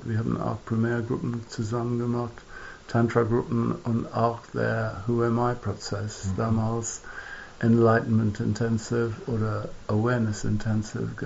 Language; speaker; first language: German; non-native, fluent; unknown